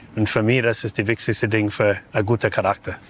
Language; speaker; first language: German; non-native, fluent; English